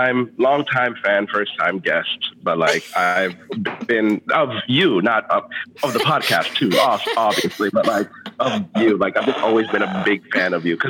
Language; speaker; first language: English; early bilingual, other home language; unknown